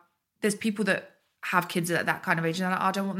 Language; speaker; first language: English; early bilingual, other home language; Bulgarian